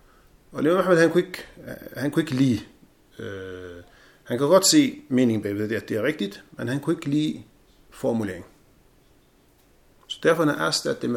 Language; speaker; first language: Danish; non-native, fluent; Arabic